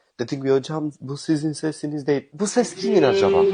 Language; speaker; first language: Turkish; non-native, fluent; Albanian